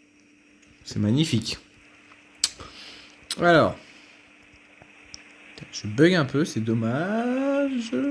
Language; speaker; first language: French; native; French